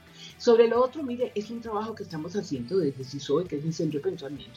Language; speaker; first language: Spanish; native; Spanish